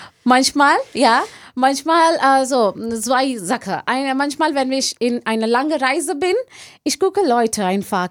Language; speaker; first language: German; non-native, learner; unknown